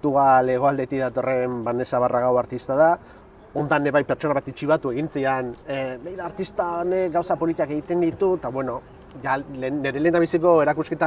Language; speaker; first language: Basque; native; Basque